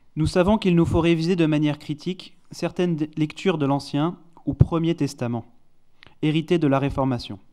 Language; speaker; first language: French; non-native, fluent; Hebrew